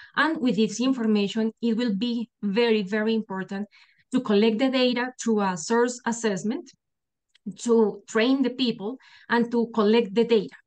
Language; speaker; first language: English; non-native, fluent; Spanish